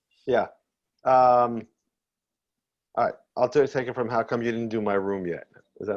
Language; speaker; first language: English; native; English